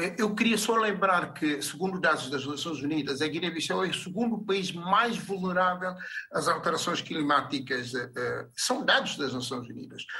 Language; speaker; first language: Portuguese; non-native, local second language; Upper Guinea Crioulo